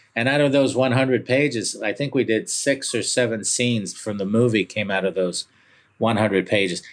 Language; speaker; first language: English; early bilingual, other home language; Italian